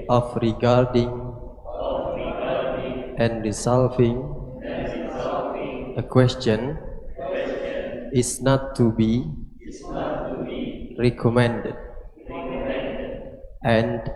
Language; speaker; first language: English; non-native, learner; Indonesian